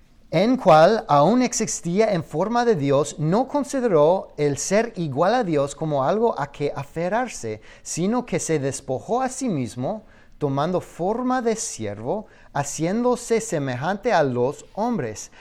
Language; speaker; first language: Spanish; non-native, fluent; English